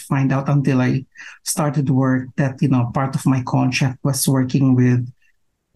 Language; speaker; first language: English; non-native, local second language; Filipino